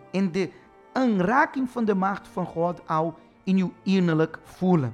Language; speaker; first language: Dutch; non-native, fluent; Portuguese